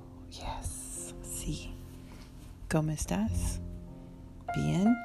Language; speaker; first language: Spanish; non-native, learner; English